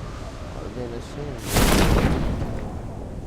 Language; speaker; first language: Hebrew; non-native, learner; Arabic